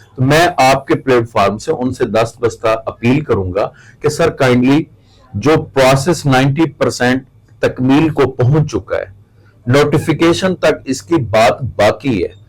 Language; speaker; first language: Urdu; non-native, local second language; Saraiki